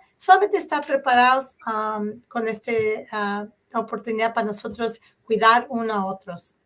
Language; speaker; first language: Spanish; early bilingual, heritage; Spanish